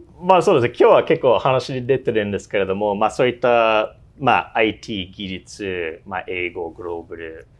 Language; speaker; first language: Japanese; non-native, fluent; English